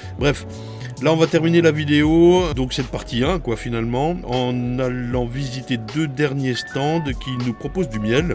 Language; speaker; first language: French; native; French